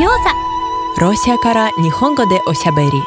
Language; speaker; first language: Japanese; non-native, fluent; Russian